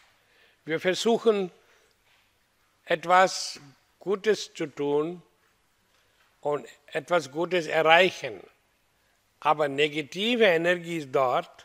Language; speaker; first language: German; non-native, fluent; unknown